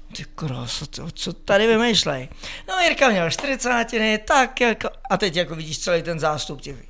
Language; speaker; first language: Czech; native; Czech